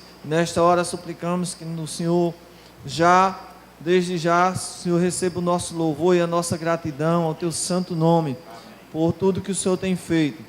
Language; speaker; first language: Portuguese; native; Portuguese